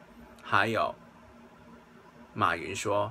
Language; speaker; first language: Chinese; non-native, local second language; Cantonese